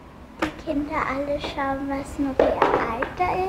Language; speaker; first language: German; native; German